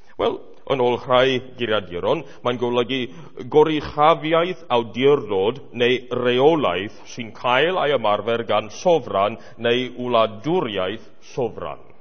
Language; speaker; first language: Welsh; non-native, fluent; English